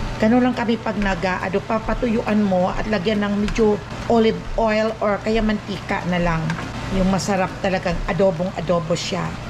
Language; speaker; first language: Filipino; non-native, local second language; Aklanon